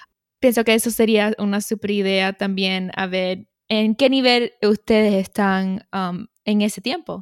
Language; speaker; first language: Spanish; early bilingual, heritage; Spanish